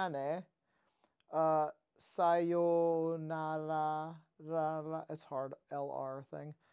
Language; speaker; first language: Japanese; non-native, learner; English